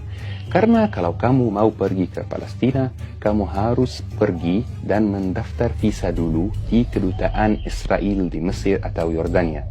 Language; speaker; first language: Indonesian; non-native, fluent; Arabic